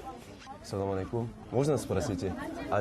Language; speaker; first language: Russian; non-native, learner; Korean